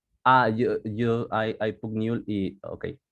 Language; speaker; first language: English; non-native, learner; Spanish